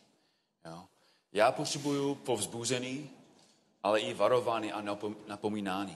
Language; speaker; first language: Czech; non-native, fluent; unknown